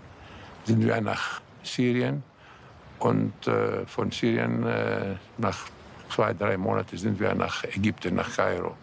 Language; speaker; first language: German; non-native, fluent; Greek